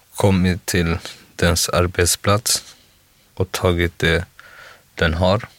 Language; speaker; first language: Swedish; early bilingual, other home language; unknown